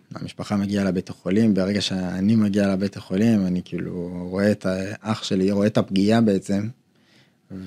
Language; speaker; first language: Hebrew; early bilingual, other home language; Amharic